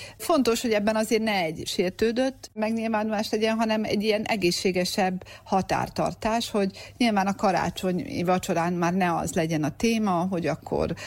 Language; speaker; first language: Hungarian; native; Hungarian